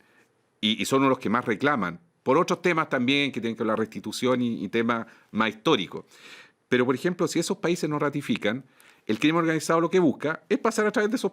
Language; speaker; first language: Spanish; native; Spanish